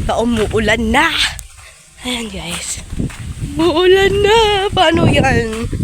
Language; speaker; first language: Filipino; non-native, local second language; Cebuano